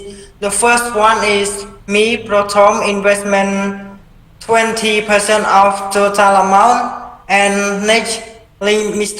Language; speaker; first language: English; non-native, learner; Khmer